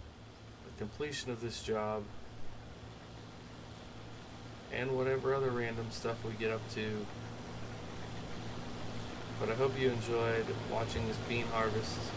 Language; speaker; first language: English; native; English